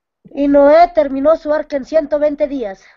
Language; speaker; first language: Spanish; non-native, local second language; Aymara